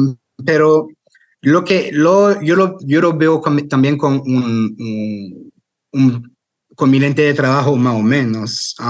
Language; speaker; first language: Spanish; non-native, fluent; French